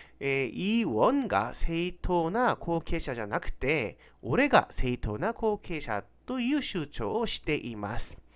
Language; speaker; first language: Japanese; non-native, fluent; Korean